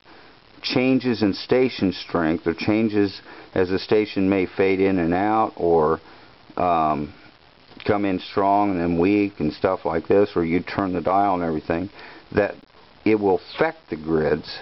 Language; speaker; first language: English; native; English